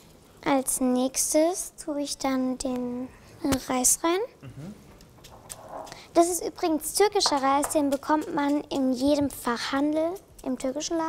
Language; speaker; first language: German; native; German